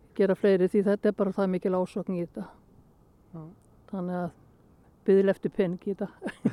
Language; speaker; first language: Icelandic; native; Icelandic